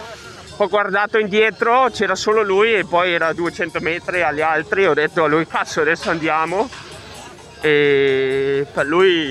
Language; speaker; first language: Italian; non-native, fluent; Danish